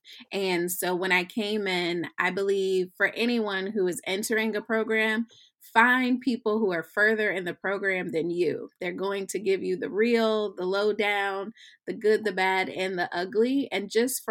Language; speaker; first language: English; native; English